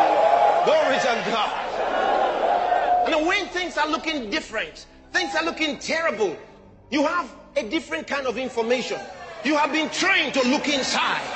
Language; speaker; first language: English; non-native, local second language; Yoruba